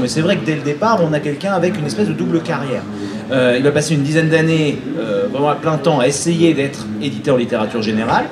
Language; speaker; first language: French; native; French